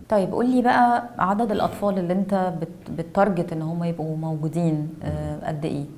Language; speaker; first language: Arabic; native; Arabic